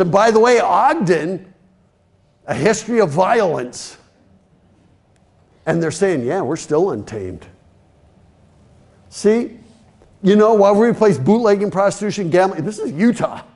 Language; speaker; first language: English; native; English